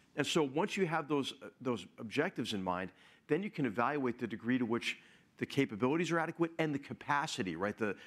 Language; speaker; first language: English; native; English